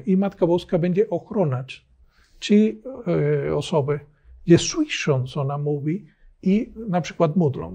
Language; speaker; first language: Polish; non-native, learner; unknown